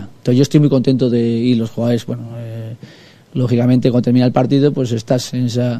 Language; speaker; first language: Spanish; native; Spanish